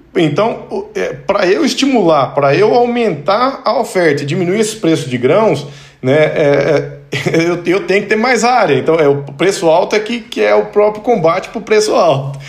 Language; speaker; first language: Portuguese; native; Portuguese